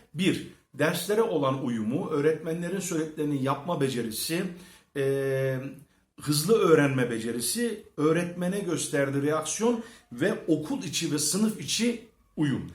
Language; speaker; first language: Turkish; early bilingual, heritage; Turkish